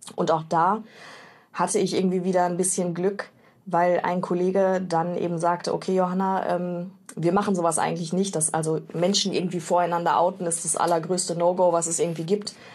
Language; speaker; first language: German; native; German